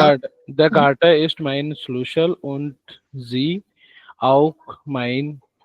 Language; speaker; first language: German; non-native, learner; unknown